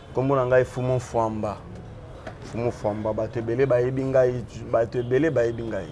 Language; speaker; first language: Lingala; non-native, local second language; Luba-Lulua